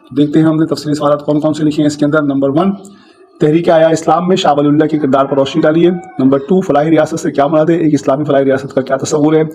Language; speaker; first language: Urdu; native; Urdu